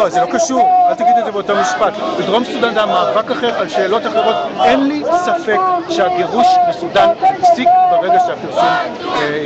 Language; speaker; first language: Hebrew; native; Hebrew